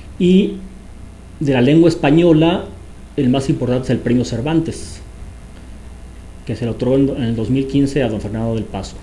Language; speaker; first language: Spanish; native; Spanish